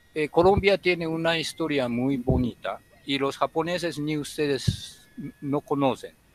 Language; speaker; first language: Spanish; non-native, fluent; Japanese